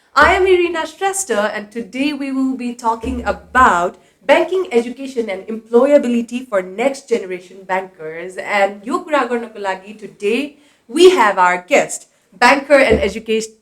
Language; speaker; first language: English; non-native, local second language; Nepali